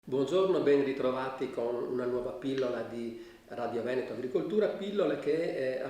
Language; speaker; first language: Italian; native; Italian